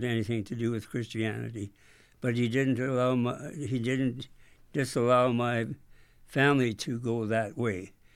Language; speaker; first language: English; native; English